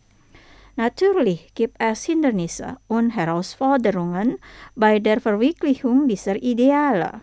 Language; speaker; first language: German; non-native, fluent; Indonesian